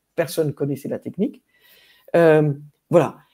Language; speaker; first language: French; non-native, fluent; English